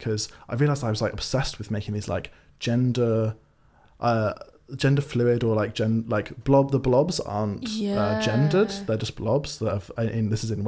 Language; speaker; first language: English; native; English